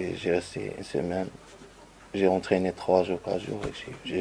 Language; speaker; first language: French; non-native, learner; Arabic